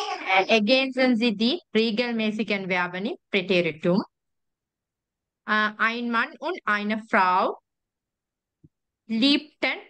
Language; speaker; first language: German; non-native, learner; Sinhala